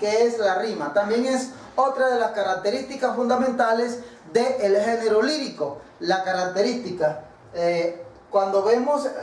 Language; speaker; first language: Spanish; native; Spanish